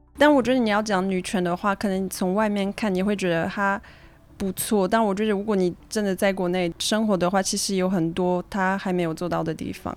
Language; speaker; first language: Chinese; non-native, fluent; French